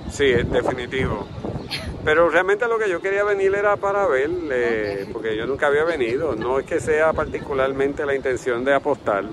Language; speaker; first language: Spanish; native; Spanish